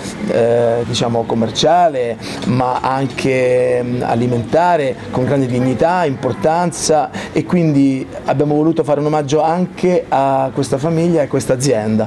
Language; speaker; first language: Italian; native; Italian